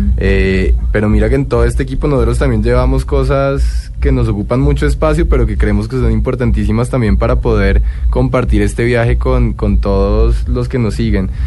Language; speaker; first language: Spanish; native; Spanish